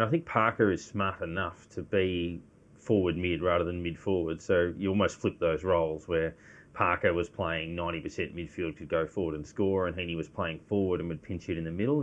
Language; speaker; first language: English; native; English